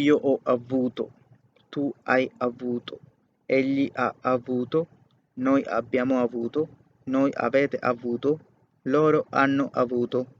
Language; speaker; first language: Italian; non-native, fluent; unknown